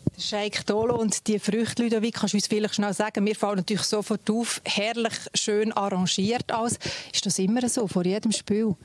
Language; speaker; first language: German; native; German